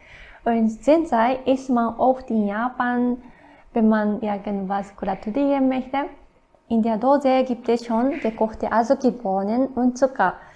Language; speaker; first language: German; non-native, fluent; Japanese